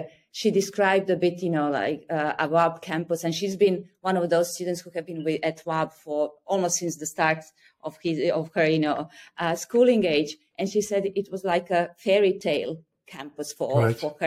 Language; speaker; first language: English; non-native, fluent; Croatian